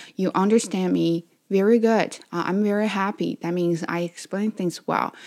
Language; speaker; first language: English; non-native, fluent; Chinese